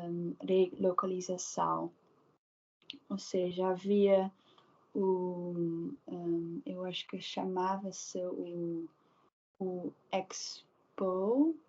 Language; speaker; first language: Portuguese; non-native, learner; Dutch